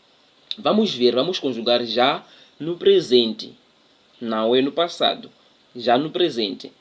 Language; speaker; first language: Portuguese; non-native, local second language; Tsonga